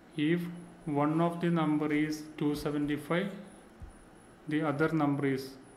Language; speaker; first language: English; non-native, local second language; Malayalam